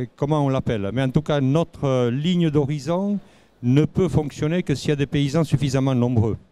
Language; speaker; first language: French; native; French